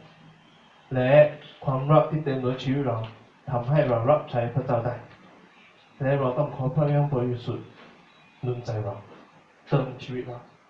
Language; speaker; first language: Thai; non-native, fluent; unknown